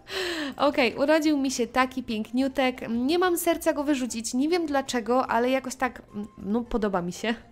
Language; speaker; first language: Polish; native; Polish